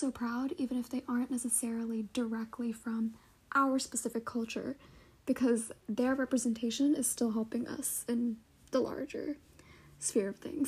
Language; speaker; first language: English; native; English